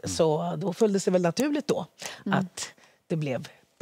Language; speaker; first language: Swedish; early bilingual, other home language; Spanish